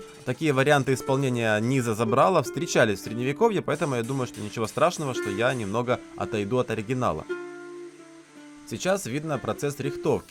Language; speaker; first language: Russian; native; Russian